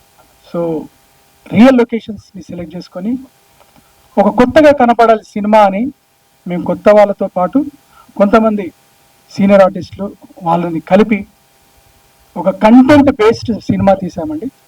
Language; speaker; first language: Telugu; native; Telugu